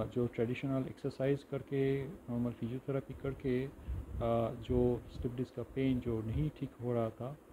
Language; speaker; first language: Hindi; non-native, local second language; Bangla